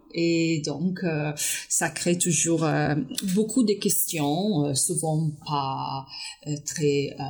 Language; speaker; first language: French; non-native, fluent; Italian